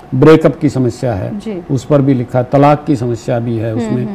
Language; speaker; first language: Hindi; native; Hindi